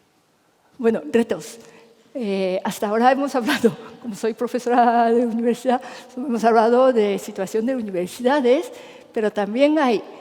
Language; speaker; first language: Spanish; non-native, fluent; Japanese